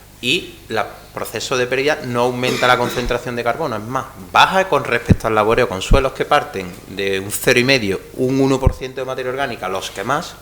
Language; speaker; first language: Spanish; native; Spanish